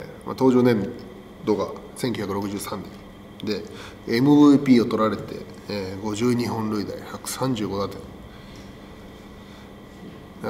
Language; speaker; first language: Japanese; native; Japanese